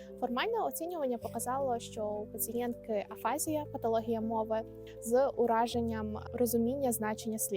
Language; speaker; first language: Ukrainian; native; Ukrainian